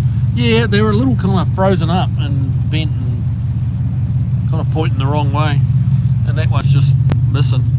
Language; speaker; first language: English; native; English